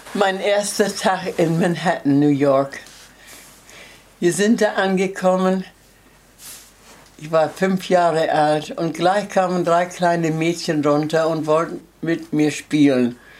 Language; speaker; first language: German; early bilingual, heritage; German